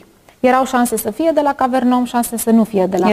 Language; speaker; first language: Romanian; native; Romanian